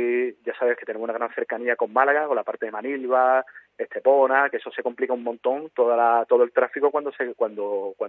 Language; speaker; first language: Spanish; native; Spanish